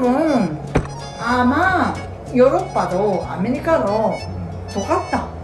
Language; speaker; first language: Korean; non-native, learner; Japanese